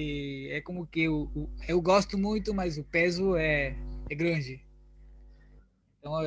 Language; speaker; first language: Portuguese; non-native, learner; Spanish